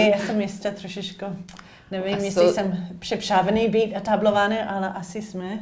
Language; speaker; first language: Czech; non-native, learner; English